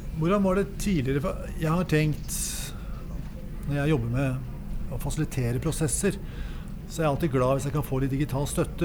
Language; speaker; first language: Norwegian; native; Norwegian